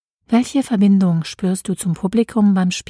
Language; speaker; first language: German; native; German